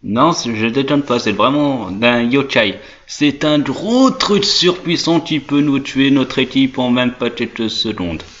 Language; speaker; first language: French; native; French